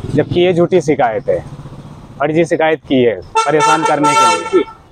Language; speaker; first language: Hindi; native; Hindi